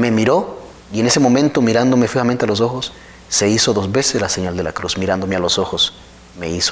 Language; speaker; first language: Spanish; native; Spanish